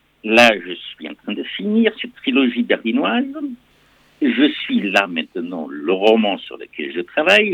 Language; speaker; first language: French; non-native, fluent; German